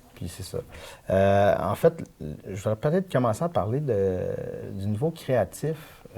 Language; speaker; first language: French; native; French